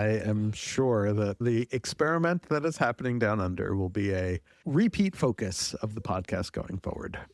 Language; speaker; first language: English; native; English